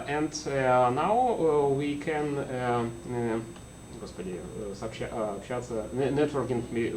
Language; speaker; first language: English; non-native, learner; Russian